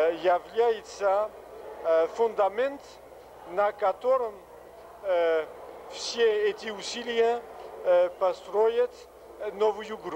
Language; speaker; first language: Russian; non-native, fluent; French